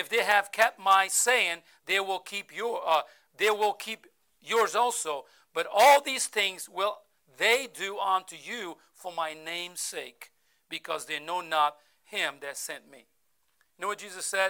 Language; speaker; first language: English; non-native, fluent; Portuguese